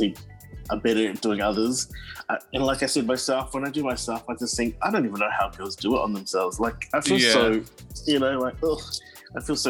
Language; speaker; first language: English; native; English